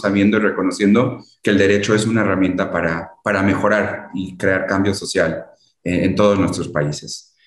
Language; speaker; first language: Spanish; early bilingual, heritage; Spanish